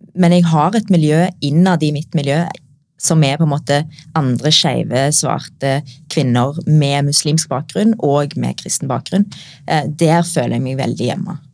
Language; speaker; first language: Norwegian; early bilingual, other home language; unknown